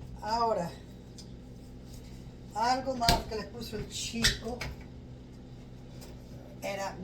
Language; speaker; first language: Spanish; early bilingual, heritage; Spanish